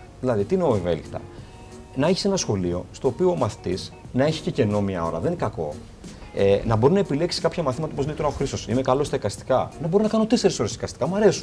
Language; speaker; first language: Greek; native; Greek